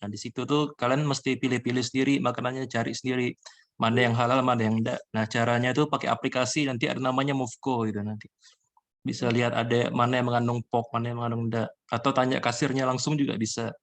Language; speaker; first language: Indonesian; native; Indonesian